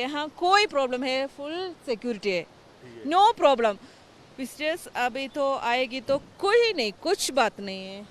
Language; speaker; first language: Hindi; non-native, local second language; Malayalam